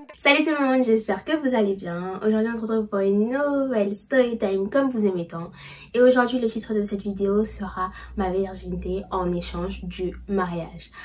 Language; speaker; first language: French; early bilingual, other home language; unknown